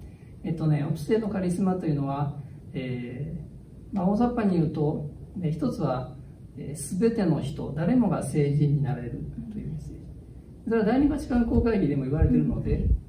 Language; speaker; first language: Japanese; native; Japanese